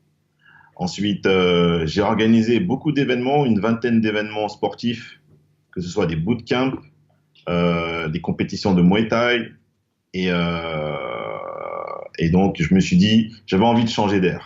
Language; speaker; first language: French; native; French